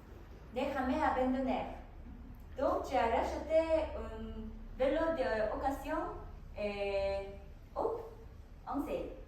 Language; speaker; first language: French; non-native, learner; Korean